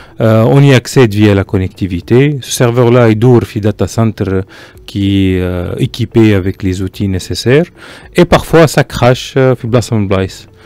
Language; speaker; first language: French; non-native, local second language; Arabic